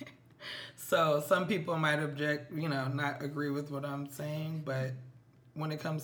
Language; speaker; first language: English; native; English